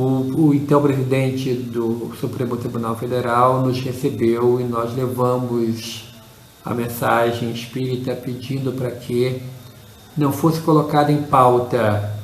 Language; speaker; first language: Portuguese; native; Portuguese